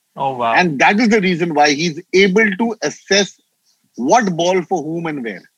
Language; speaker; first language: English; non-native, local second language; Hindi